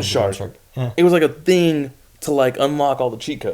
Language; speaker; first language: English; native; English